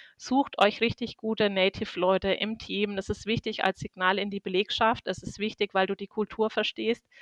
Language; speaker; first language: German; native; German